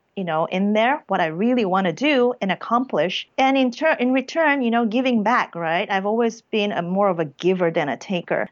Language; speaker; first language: English; early bilingual, other home language; Korean